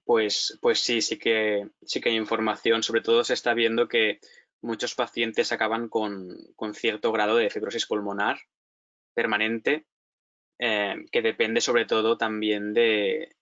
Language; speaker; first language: Spanish; native; Spanish